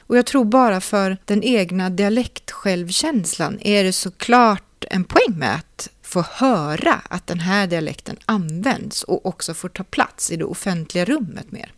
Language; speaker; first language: Swedish; native; Swedish